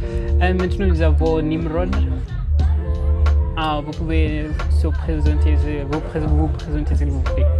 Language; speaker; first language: French; non-native, fluent; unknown